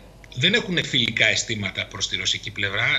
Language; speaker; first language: Greek; native; Greek